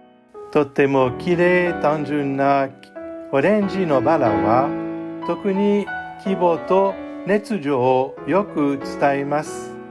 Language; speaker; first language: Japanese; non-native, learner; French